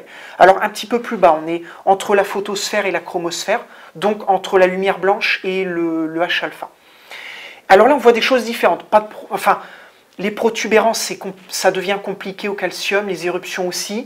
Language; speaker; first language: French; native; French